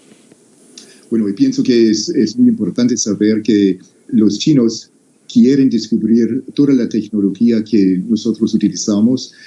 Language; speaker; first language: Spanish; non-native, fluent; English